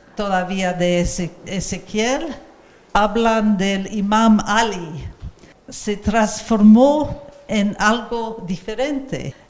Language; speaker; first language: Spanish; non-native, fluent; English